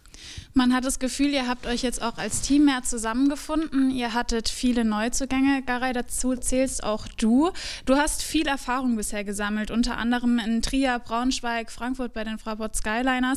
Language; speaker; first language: German; native; German